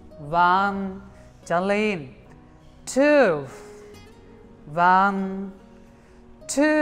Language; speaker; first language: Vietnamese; non-native, learner; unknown